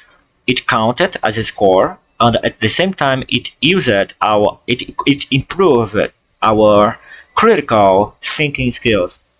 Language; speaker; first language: English; non-native, fluent; Portuguese